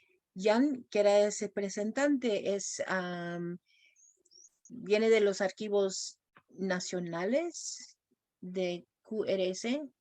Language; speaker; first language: Spanish; non-native, fluent; English